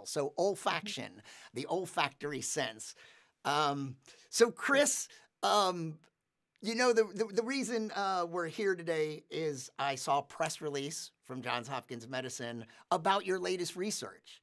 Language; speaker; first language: English; native; English